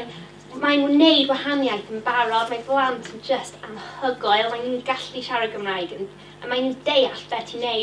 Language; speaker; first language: Welsh; non-native, learner; English